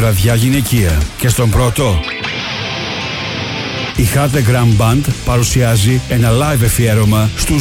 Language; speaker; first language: Greek; native; Greek